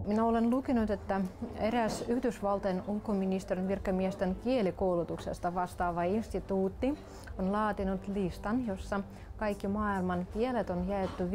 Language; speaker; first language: Finnish; non-native, local second language; Russian